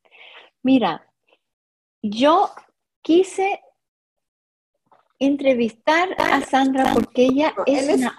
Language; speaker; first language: Spanish; non-native, fluent; English